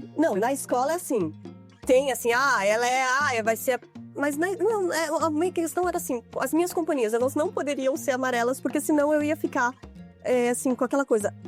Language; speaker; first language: Portuguese; native; Portuguese